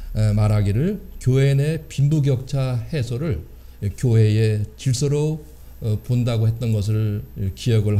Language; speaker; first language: Korean; native; Korean